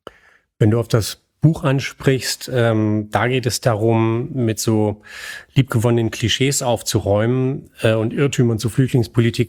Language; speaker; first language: German; native; German